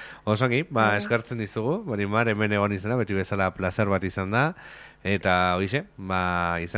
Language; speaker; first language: Basque; native; Basque